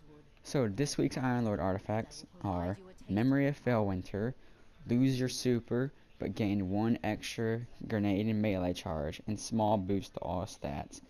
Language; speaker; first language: English; native; English